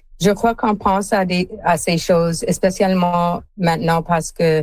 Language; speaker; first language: French; non-native, fluent; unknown